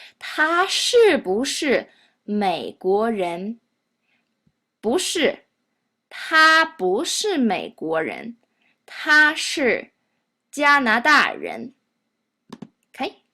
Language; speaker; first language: Chinese; non-native, fluent; English